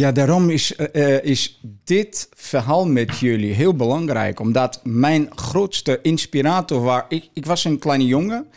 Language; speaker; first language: Dutch; non-native, fluent; Portuguese